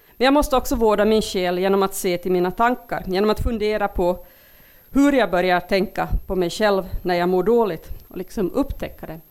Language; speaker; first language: Swedish; native; Swedish